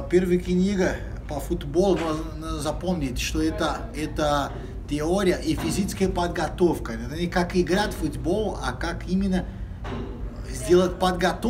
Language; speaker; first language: Russian; non-native, fluent; Portuguese